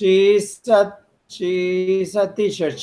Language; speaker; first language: English; non-native, learner; Spanish